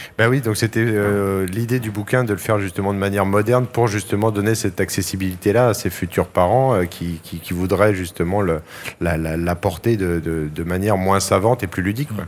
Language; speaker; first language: French; native; French